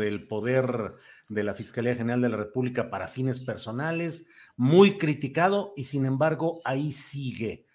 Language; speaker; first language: Spanish; native; Spanish